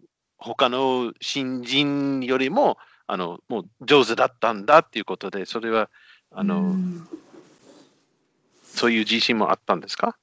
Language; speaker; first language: Japanese; non-native, fluent; English